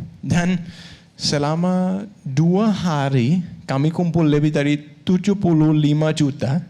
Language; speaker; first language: Indonesian; non-native, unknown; Danish